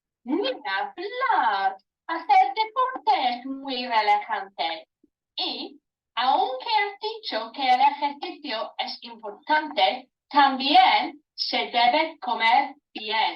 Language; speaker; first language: Spanish; non-native, learner; English